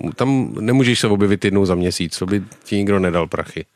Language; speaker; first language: Czech; early bilingual, other home language; Russian